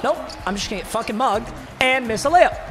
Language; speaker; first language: English; native; English